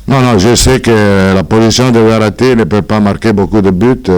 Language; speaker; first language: French; non-native, fluent; Italian